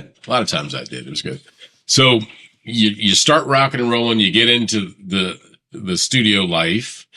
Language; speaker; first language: English; native; English